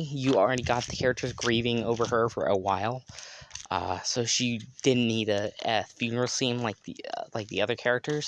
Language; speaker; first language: English; native; English